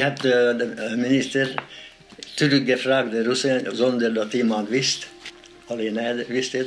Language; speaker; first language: Dutch; non-native, learner; Hungarian